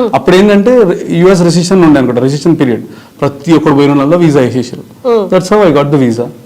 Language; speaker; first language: Telugu; native; Telugu